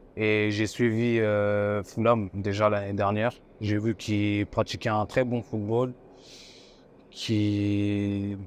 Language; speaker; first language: French; native; French